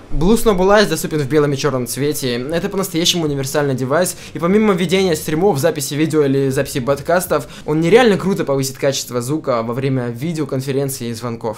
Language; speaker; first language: Russian; native; Russian